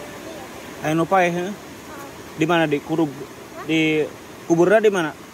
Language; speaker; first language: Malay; non-native, local second language; Sundanese